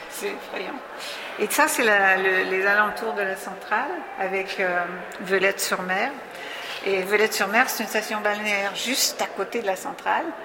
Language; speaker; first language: French; native; French